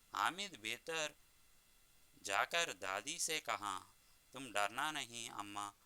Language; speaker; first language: Hindi; non-native, local second language; Telugu